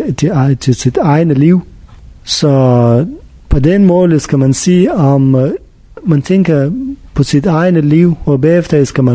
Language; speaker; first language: Danish; non-native, learner; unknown